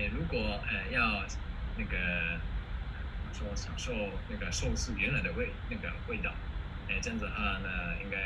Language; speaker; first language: Chinese; non-native, fluent; Japanese